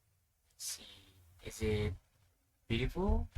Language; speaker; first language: English; non-native, fluent; Indonesian